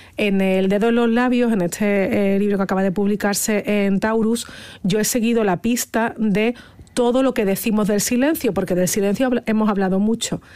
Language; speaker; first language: Spanish; native; Spanish